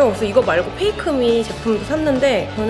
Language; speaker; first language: Korean; native; Korean